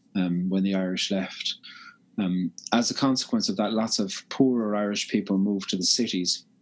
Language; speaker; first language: English; native; English